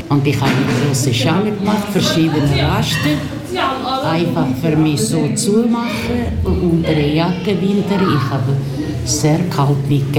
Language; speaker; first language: German; non-native, learner; Kurdish